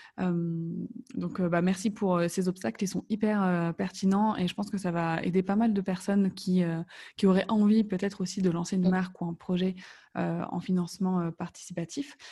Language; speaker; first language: French; native; French